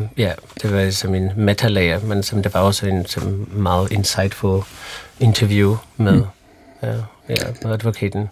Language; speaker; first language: Danish; non-native, fluent; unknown